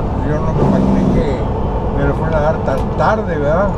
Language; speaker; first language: Spanish; native; Spanish